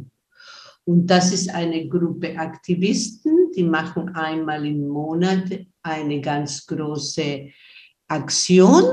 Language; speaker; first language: German; non-native, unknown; Spanish